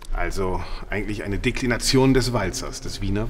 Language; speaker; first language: German; native; German